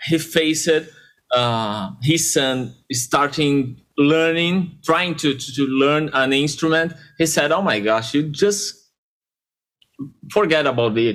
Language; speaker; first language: English; non-native, fluent; Portuguese